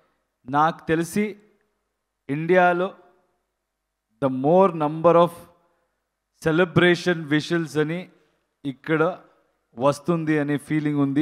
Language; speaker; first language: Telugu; non-native, learner; Kannada